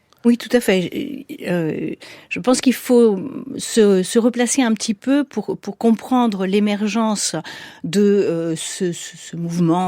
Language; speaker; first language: French; native; French